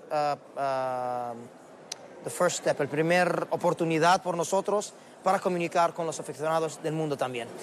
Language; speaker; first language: Spanish; non-native, learner; Arabic